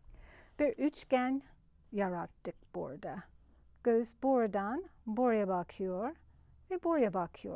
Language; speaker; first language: Turkish; non-native, fluent; English